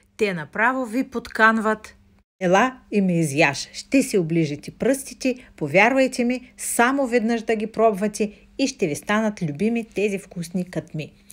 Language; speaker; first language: Bulgarian; non-native, fluent; Russian